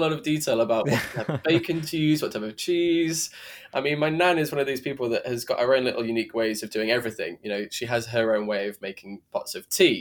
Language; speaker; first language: English; native; English